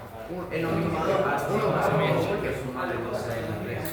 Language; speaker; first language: Spanish; native; Spanish